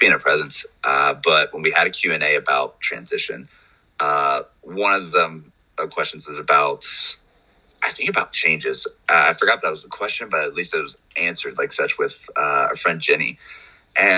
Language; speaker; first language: English; native; English